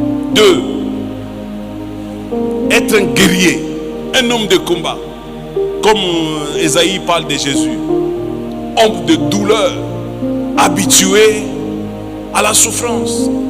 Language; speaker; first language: French; non-native, local second language; Swahili